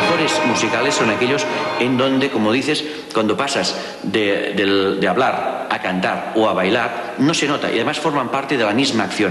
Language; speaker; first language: Spanish; native; Spanish